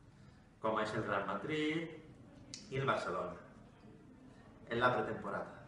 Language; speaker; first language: Catalan; non-native, learner; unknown